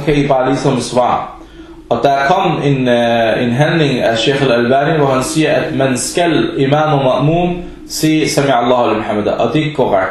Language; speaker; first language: Danish; early bilingual, other home language; Arabic